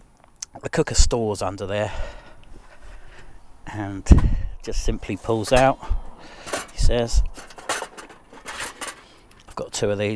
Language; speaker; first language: English; native; English